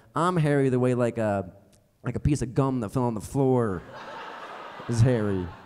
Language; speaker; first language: English; native; English